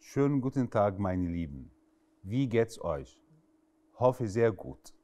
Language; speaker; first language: German; non-native, fluent; Arabic